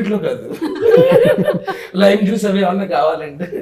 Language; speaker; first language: Telugu; native; Telugu